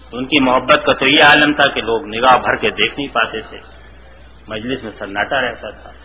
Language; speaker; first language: Urdu; native; Urdu